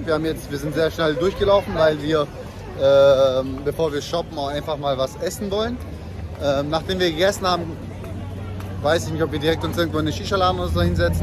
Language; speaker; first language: German; early bilingual, other home language; Turkish